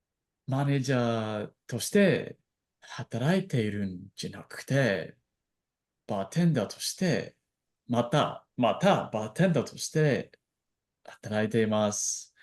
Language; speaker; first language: Japanese; non-native, learner; English